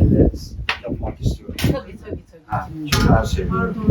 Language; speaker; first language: Turkish; non-native, fluent; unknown